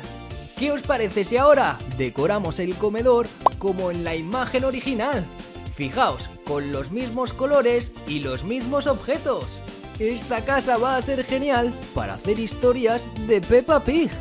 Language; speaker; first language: Spanish; native; Spanish